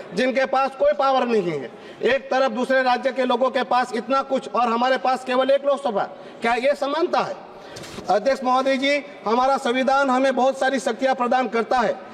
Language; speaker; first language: Hindi; non-native, local second language; Gujarati